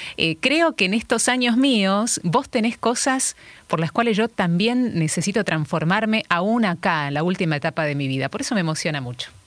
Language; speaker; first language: Spanish; native; Spanish